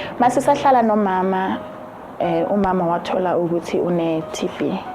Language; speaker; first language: Zulu; non-native, local second language; Tsonga